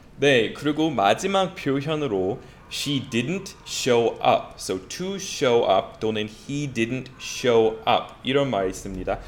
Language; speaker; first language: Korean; native; Korean